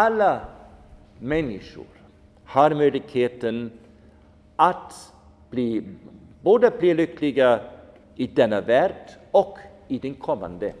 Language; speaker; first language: Swedish; non-native, fluent; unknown